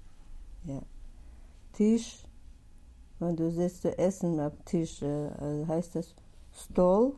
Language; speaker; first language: German; non-native, learner; Russian